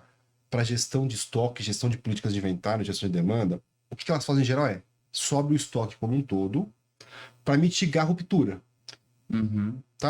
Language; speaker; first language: Portuguese; native; Portuguese